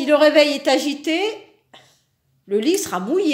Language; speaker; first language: French; native; French